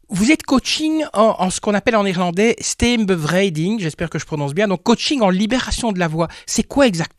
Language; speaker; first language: French; native; French